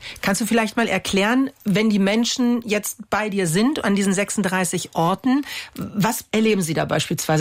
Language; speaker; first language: German; native; German